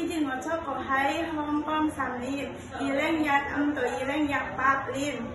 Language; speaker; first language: Cantonese; non-native, learner; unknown